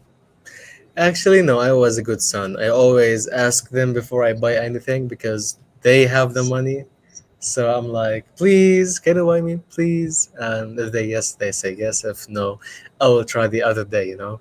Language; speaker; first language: English; non-native, fluent; Arabic